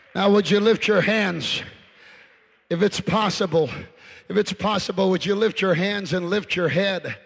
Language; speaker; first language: English; early bilingual, other home language; Spanish